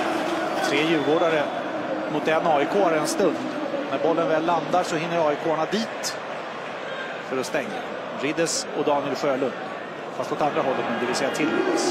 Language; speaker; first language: Swedish; native; Swedish